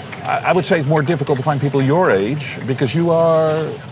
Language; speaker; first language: English; non-native, fluent; Dutch